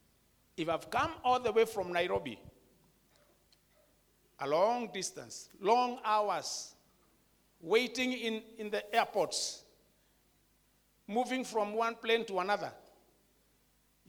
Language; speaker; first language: English; non-native, local second language; Kikuyu